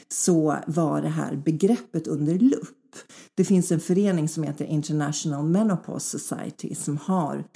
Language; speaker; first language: Swedish; early bilingual, other home language; Polish